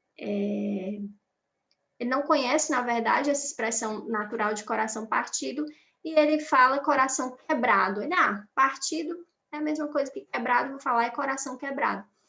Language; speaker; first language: Portuguese; native; Portuguese